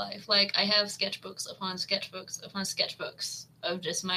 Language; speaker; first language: English; native; English